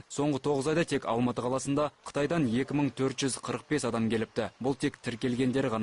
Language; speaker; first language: Kazakh; native; Kazakh